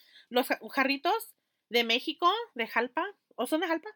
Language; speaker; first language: Spanish; early bilingual, heritage; Spanish